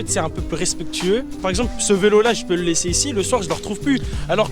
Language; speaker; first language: French; native; French